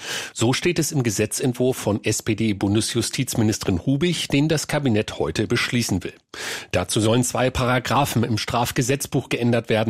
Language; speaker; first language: German; native; German